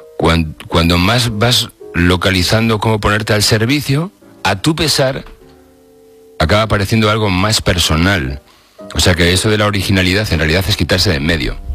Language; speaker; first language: Spanish; native; Spanish